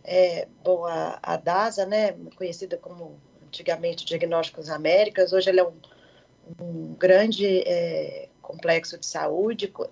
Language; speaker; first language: Portuguese; native; Portuguese